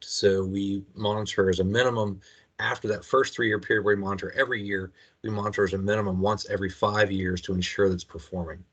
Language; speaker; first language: English; native; English